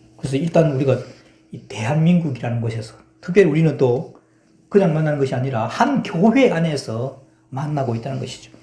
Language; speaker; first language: Korean; native; Korean